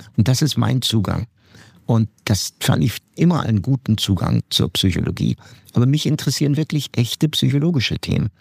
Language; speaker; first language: German; non-native, fluent; Turkish